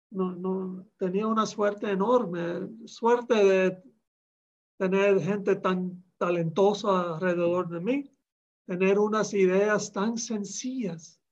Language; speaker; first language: Spanish; early bilingual, heritage; Spanish